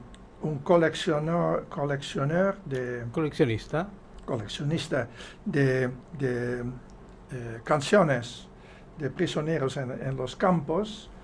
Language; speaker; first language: Spanish; non-native, fluent; Dutch